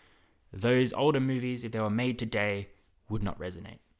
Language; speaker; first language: English; native; English